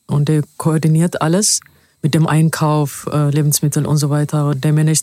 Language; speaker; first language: German; non-native, fluent; Amharic